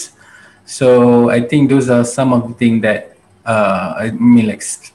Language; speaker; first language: English; non-native, local second language; Malay